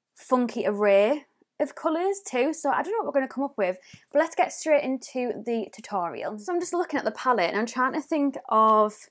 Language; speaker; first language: English; native; English